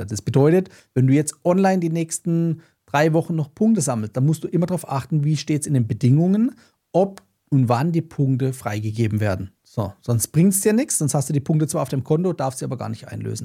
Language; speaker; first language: German; native; German